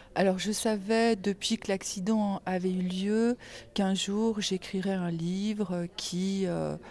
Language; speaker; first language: French; native; French